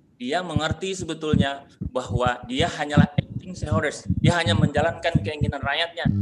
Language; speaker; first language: Indonesian; non-native, local second language; Minangkabau